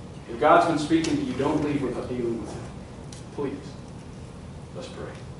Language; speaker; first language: English; native; English